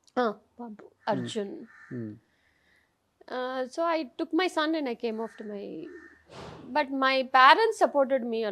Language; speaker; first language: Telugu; non-native, fluent; Tamil